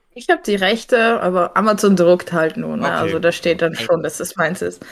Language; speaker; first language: German; non-native, fluent; Czech